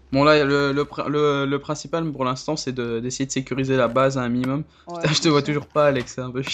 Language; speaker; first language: French; native; French